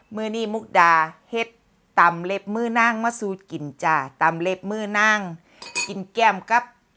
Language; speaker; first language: Thai; native; Thai